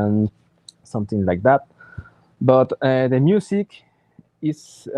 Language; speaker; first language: English; non-native, learner; Spanish